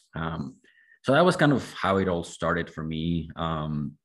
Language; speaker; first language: English; non-native, fluent; Spanish